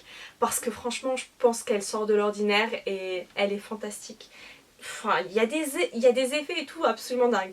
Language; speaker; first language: French; native; French